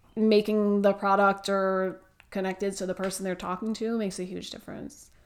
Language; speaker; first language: English; native; English